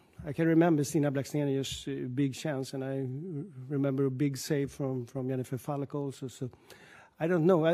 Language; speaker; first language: English; non-native, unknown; Swedish